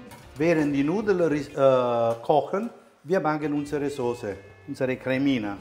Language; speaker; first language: German; non-native, fluent; Italian